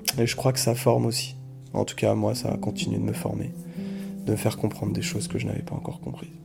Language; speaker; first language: French; native; French